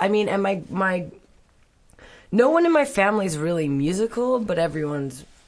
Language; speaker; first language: English; native; English